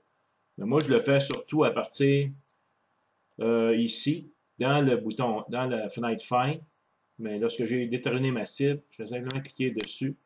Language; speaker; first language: French; native; French